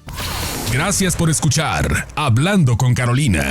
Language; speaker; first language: Spanish; native; Spanish